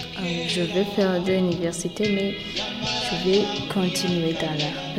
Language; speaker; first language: French; non-native, local second language; Rundi